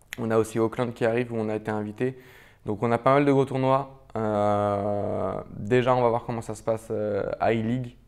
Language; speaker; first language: French; native; French